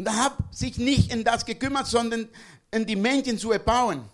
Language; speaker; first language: German; non-native, learner; Spanish